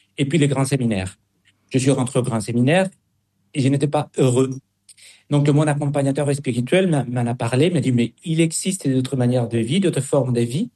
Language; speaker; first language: French; non-native, fluent; Spanish